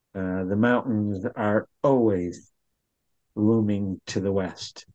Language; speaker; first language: English; native; English